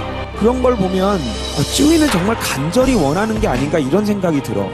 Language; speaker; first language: Korean; native; Korean